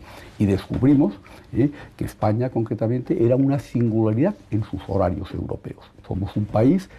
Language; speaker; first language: Spanish; native; Spanish